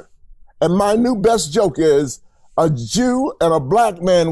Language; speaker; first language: English; native; English